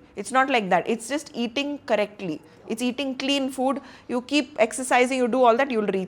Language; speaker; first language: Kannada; non-native, local second language; Hindi